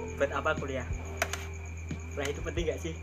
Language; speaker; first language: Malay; non-native, local second language; Javanese